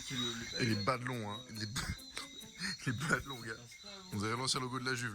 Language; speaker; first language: French; native; French